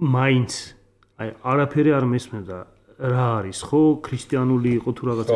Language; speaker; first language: Georgian; non-native, local second language; Armenian